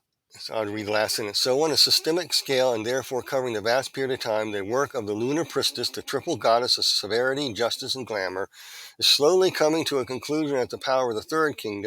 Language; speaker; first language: English; native; English